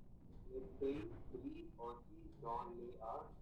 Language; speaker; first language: French; non-native, learner; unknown